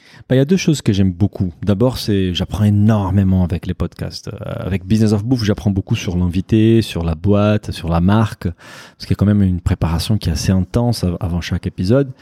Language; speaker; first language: French; non-native, fluent; Portuguese